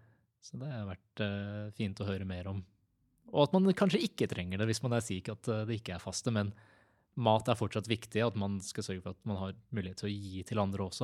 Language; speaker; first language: Norwegian; native; Norwegian